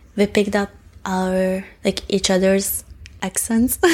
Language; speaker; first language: English; non-native, fluent; Hungarian